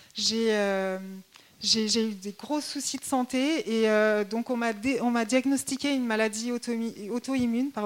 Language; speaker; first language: French; native; French